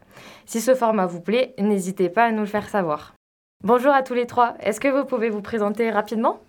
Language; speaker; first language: French; native; French